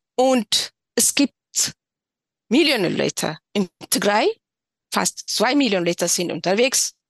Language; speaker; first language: German; non-native, learner; Tigrinya